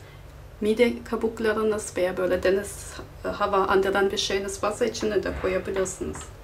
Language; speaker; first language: Turkish; non-native, fluent; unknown